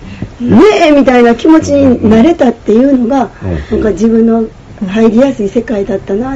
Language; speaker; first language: Japanese; native; Japanese